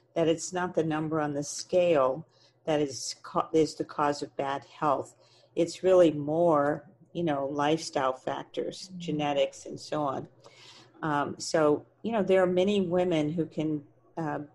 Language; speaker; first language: English; native; English